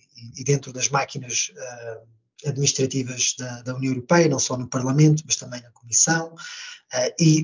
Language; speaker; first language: Portuguese; native; Portuguese